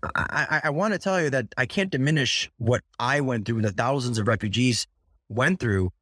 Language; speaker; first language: English; early bilingual, other home language; Russian